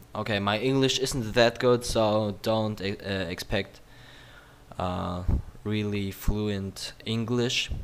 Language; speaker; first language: English; non-native, learner; German